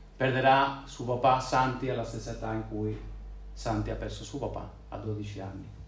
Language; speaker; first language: Italian; non-native, fluent; Spanish